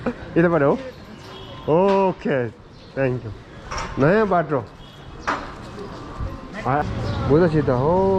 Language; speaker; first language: Nepali; non-native, learner; Tibetan